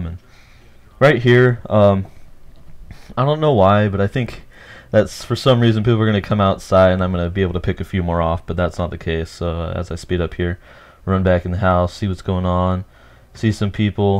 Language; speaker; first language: English; native; English